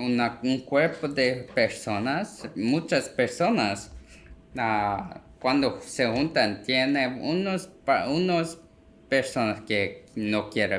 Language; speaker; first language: Spanish; non-native, learner; Korean